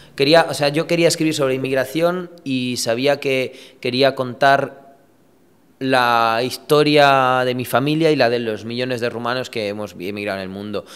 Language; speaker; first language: Spanish; early bilingual, other home language; Romanian